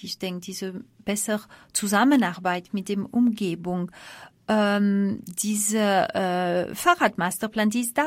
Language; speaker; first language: German; non-native, fluent; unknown